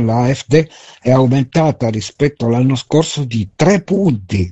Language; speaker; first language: Italian; native; Italian